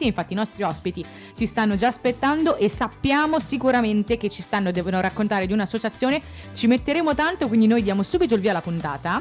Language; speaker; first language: Italian; native; Italian